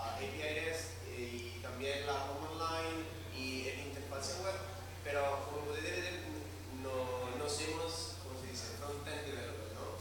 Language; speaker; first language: Spanish; non-native, learner; Italian